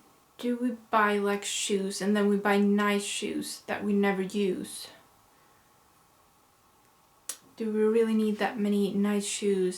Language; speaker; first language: English; non-native, fluent; Swedish